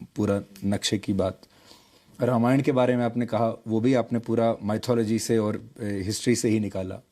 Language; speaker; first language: Hindi; native; Hindi